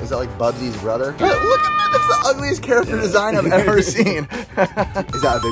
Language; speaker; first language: English; native; English